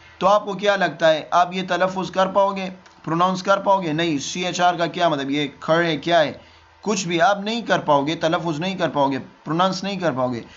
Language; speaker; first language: Urdu; non-native, local second language; Pashto